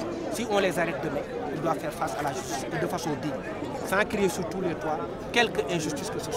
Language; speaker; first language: French; non-native, local second language; Wolof